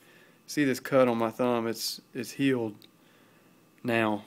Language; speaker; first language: English; native; English